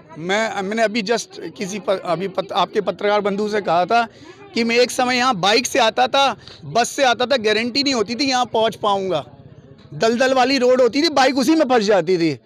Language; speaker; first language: Hindi; native; Hindi